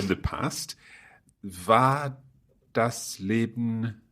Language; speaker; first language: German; non-native, learner; English